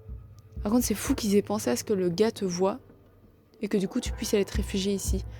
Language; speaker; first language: French; native; French